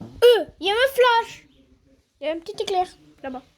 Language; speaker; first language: French; native; French